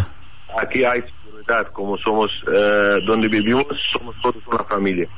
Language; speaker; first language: Spanish; non-native, learner; Arabic